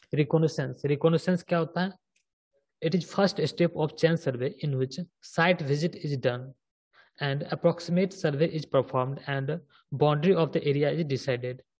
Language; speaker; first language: Hindi; native; Hindi